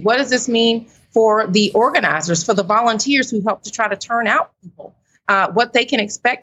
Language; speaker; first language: English; native; English